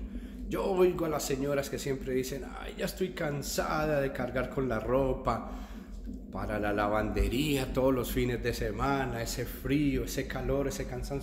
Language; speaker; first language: Spanish; native; Spanish